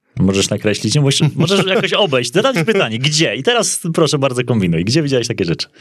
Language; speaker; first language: Polish; native; Polish